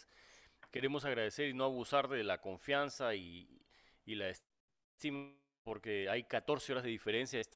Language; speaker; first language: Spanish; native; Spanish